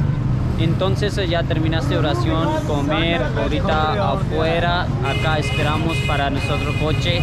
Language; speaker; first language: Spanish; non-native, learner; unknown